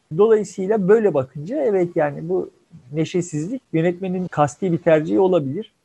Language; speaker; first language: Turkish; native; Turkish